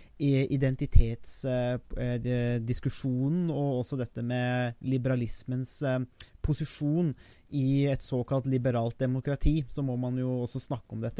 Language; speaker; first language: Norwegian; native; Norwegian